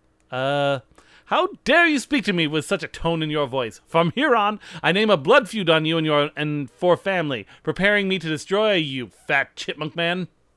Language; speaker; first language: English; native; English